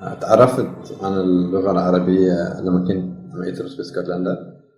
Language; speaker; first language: Arabic; non-native, learner; Dutch